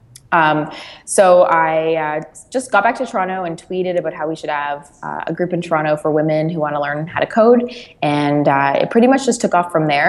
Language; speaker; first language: English; native; English